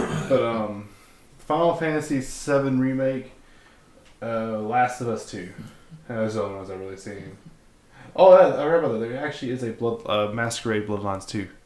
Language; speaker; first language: English; native; English